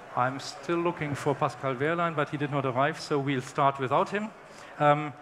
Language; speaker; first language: English; non-native, fluent; German